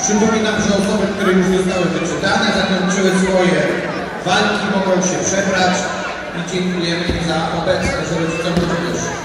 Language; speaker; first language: Polish; native; Polish